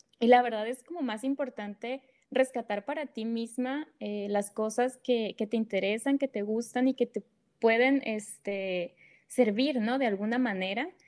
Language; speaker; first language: Spanish; native; Spanish